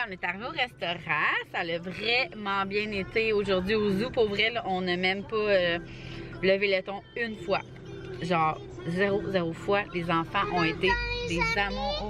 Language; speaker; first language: French; native; French